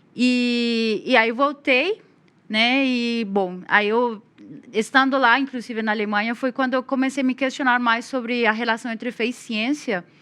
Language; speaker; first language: Portuguese; non-native, fluent; Spanish